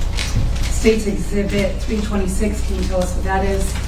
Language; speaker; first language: English; native; English